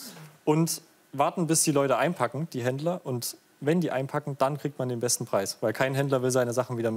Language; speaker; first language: German; native; German